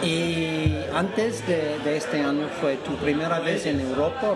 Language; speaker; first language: Spanish; non-native, fluent; English